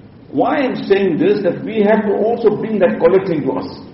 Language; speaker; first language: English; native; English